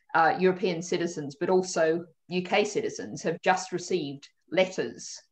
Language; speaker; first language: English; native; English